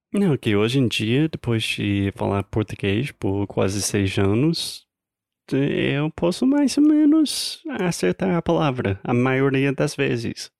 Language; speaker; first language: Portuguese; non-native, fluent; English